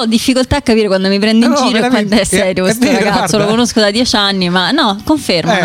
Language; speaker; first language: Italian; native; Italian